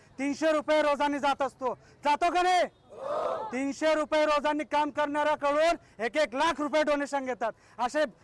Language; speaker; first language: Marathi; non-native, local second language; Bhili